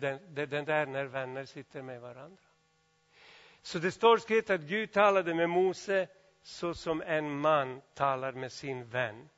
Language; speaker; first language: Swedish; non-native, fluent; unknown